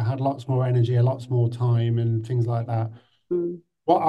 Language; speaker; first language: English; native; English